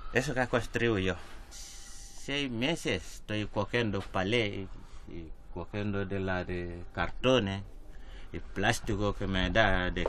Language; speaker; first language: Spanish; non-native, learner; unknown